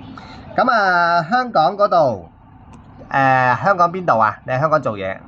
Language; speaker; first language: Cantonese; native; Cantonese